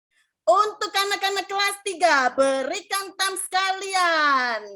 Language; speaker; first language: Indonesian; native; Indonesian